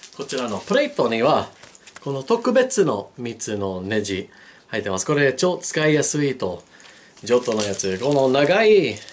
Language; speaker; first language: Japanese; non-native, learner; English